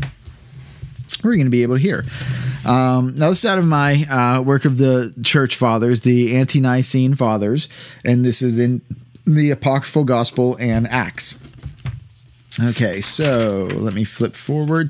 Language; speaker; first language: English; native; English